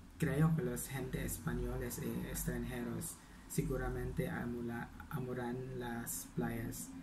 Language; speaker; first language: Spanish; non-native, learner; Filipino